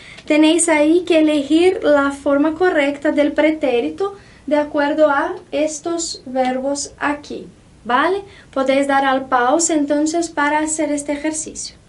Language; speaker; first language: Spanish; non-native, fluent; Portuguese